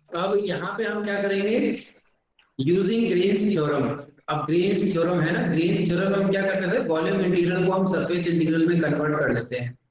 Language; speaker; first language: Hindi; native; Hindi